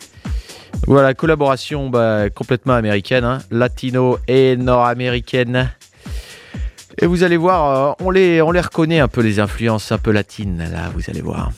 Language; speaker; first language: French; native; French